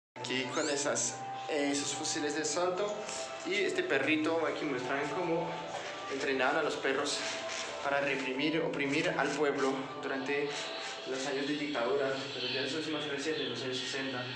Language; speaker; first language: Spanish; non-native, fluent; French